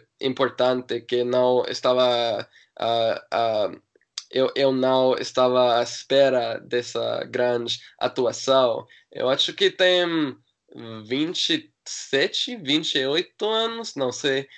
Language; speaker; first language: Portuguese; non-native, learner; English